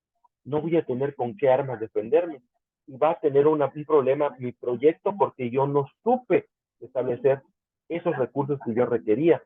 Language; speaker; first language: Spanish; native; Spanish